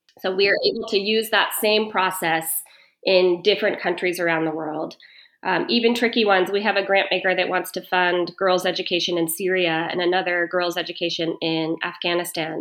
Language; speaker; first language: English; native; English